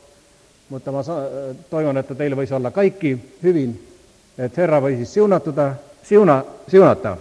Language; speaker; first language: Finnish; non-native, learner; Estonian